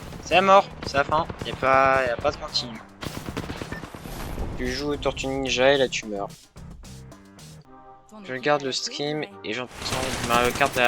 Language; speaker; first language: French; native; French